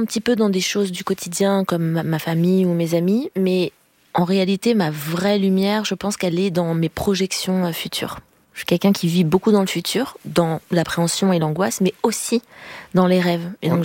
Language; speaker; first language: French; native; French